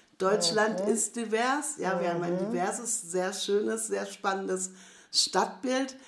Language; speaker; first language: German; native; German